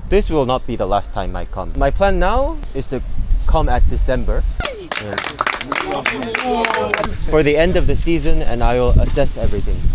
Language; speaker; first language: English; non-native, fluent; Korean